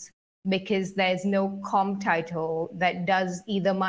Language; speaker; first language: English; native; English